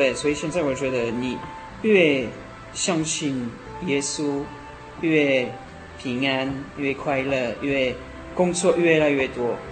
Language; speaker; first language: Chinese; non-native, learner; French